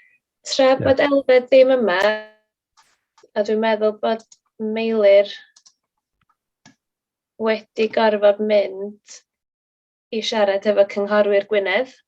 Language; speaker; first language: Welsh; native; Welsh